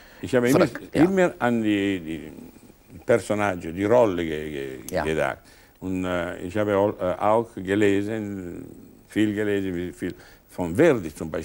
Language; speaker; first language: German; non-native, learner; Italian